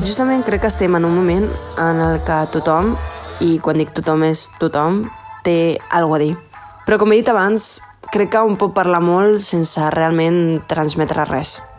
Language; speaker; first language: Catalan; early bilingual, other home language; Spanish